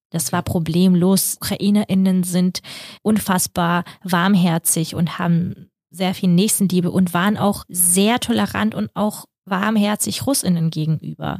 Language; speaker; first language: German; early bilingual, other home language; Russian